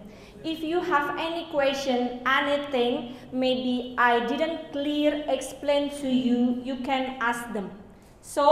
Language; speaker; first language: English; non-native, learner; Indonesian